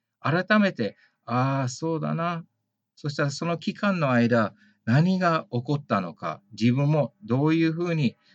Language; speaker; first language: Japanese; early bilingual, heritage; Japanese